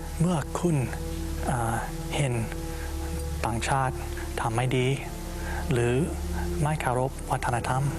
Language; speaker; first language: Thai; non-native, learner; English